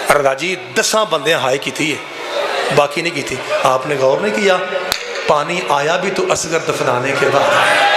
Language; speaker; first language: Urdu; non-native, local second language; Punjabi